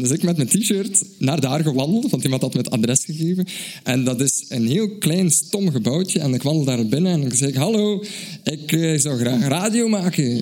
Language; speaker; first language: Dutch; native; Dutch